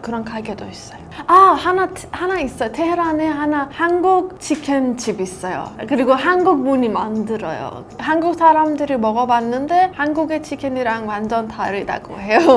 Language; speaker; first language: Korean; non-native, fluent; Persian